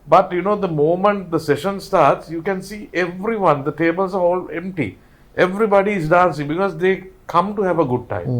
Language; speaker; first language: English; non-native, local second language; Sinhala